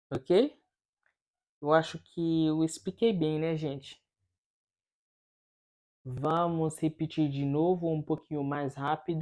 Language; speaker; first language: Portuguese; non-native, fluent; Haitian Creole